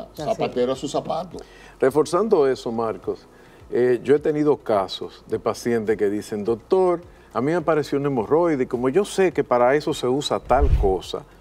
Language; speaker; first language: Spanish; native; Spanish